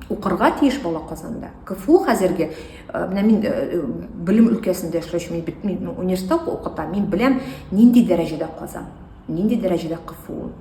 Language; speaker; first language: Tatar; native; Tatar